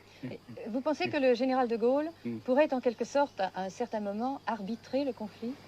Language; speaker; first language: French; native; French